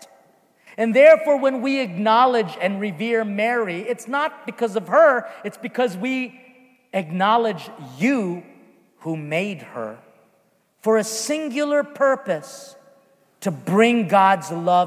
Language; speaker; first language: English; native; English